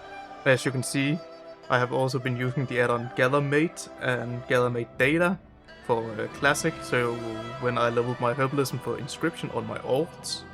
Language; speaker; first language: English; non-native, fluent; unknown